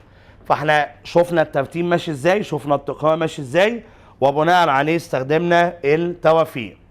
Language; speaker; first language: Arabic; native; Arabic